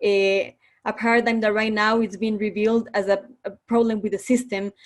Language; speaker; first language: English; non-native, fluent; Spanish